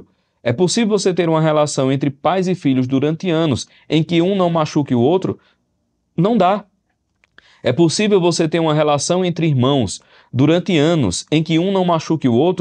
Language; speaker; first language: Portuguese; native; Portuguese